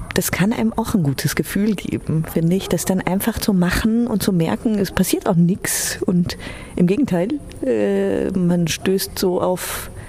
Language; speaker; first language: German; early bilingual, heritage; German